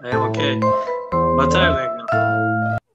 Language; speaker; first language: English; non-native, learner; Turkish